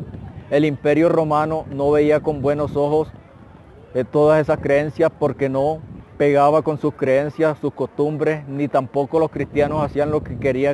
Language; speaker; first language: Spanish; native; Spanish